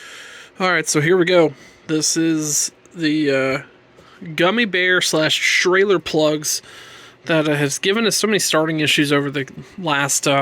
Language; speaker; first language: English; native; English